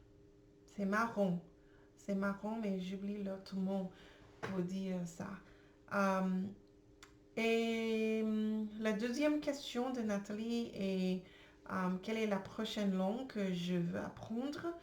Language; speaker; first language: French; non-native, learner; English